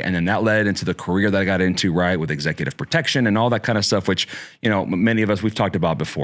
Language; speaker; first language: English; native; English